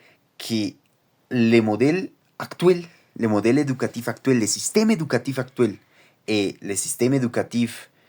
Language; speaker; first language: French; non-native, learner; Spanish